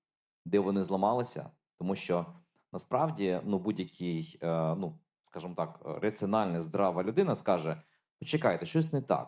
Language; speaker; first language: Ukrainian; native; Ukrainian